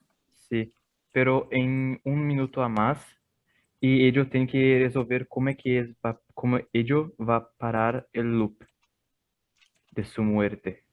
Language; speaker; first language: Spanish; non-native, learner; Portuguese